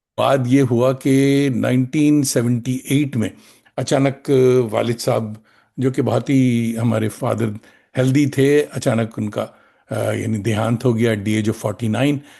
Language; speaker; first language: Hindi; non-native, local second language; Urdu